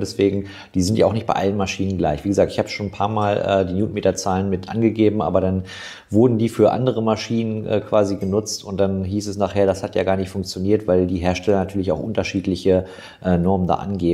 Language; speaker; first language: German; native; German